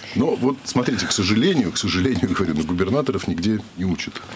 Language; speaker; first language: Russian; native; Russian